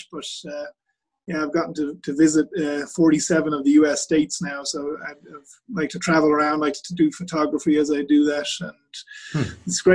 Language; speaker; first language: English; native; English